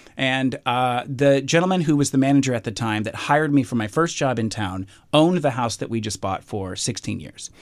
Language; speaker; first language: English; native; English